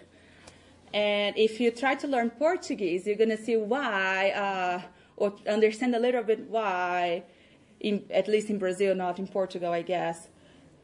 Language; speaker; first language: English; non-native, fluent; Portuguese